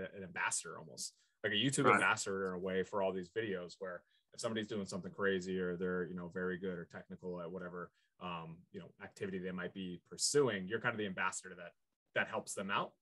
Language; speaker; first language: English; native; English